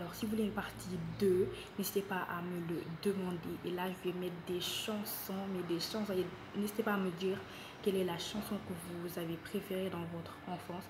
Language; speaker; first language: French; non-native, local second language; Wolof